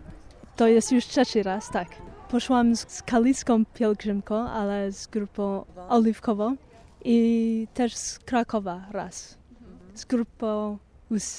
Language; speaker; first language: Polish; non-native, fluent; English